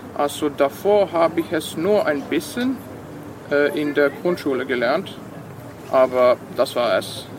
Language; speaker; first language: German; non-native, fluent; Serbian